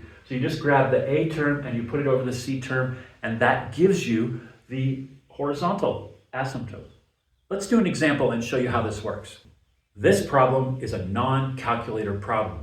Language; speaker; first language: English; native; English